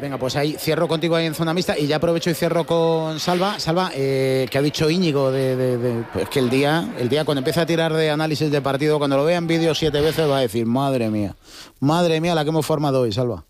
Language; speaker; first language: Spanish; native; Spanish